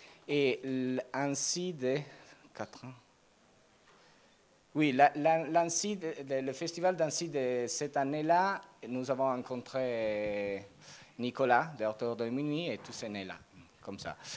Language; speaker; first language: French; non-native, learner; Italian